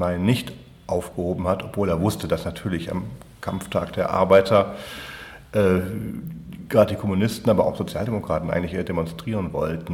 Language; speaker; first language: German; native; German